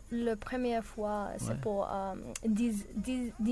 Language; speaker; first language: French; non-native, learner; English